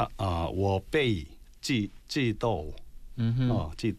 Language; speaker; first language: Chinese; non-native, learner; Korean